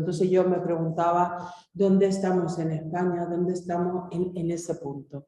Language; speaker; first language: Spanish; native; Spanish